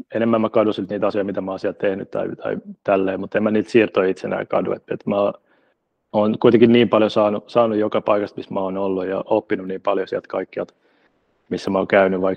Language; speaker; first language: Finnish; native; Finnish